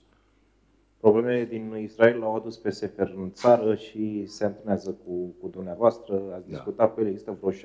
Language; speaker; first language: Romanian; native; Romanian